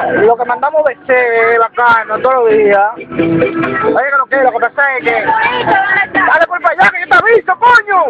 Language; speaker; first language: Spanish; native; Spanish